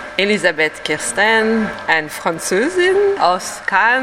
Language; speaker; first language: German; non-native, fluent; French